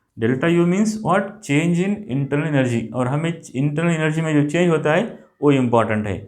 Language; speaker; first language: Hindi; non-native, local second language; Marathi